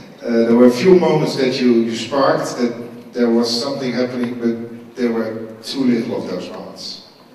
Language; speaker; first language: English; non-native, fluent; Dutch